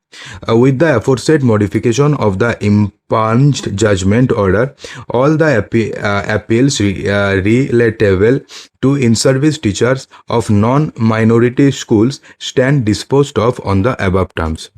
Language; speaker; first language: English; non-native, local second language; Bangla